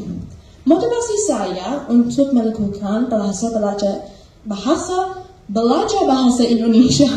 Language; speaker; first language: Indonesian; non-native, fluent; English